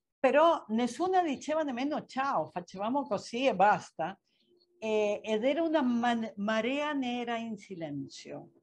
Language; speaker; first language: Italian; non-native, fluent; Spanish